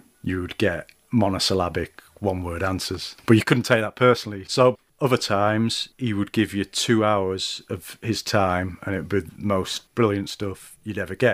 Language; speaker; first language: English; native; English